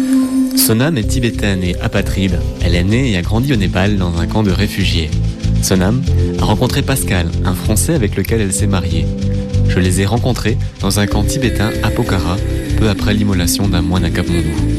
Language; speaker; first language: French; native; French